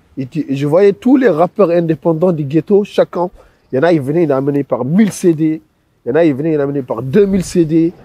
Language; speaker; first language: French; non-native, local second language; Wolof